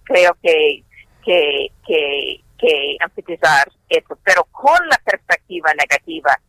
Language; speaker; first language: Spanish; non-native, fluent; English